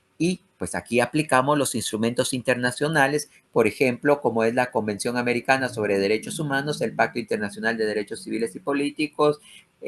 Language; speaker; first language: Spanish; native; Spanish